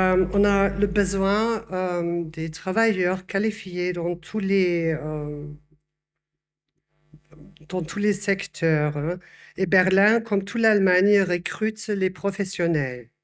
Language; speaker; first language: French; non-native, fluent; German